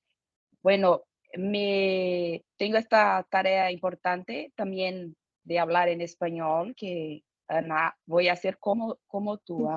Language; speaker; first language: Spanish; non-native, fluent; Portuguese